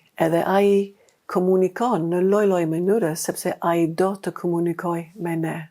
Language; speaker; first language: Albanian; non-native, fluent; English